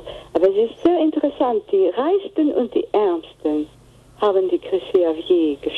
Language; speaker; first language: German; non-native, fluent; Greek